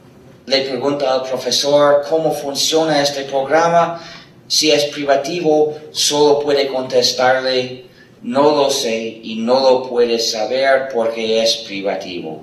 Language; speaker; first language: Spanish; non-native, fluent; English